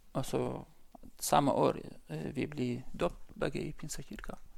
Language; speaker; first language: Norwegian; non-native, learner; Central Kurdish